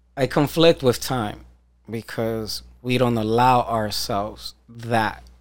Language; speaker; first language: English; early bilingual, other home language; Spanish